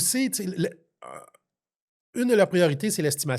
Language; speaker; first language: French; native; French